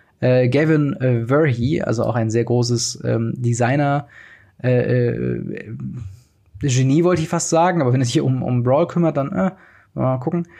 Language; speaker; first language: German; native; German